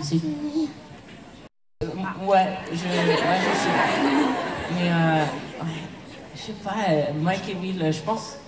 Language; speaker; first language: French; early bilingual, heritage; English